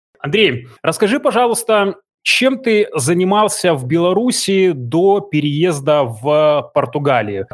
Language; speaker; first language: Russian; native; Russian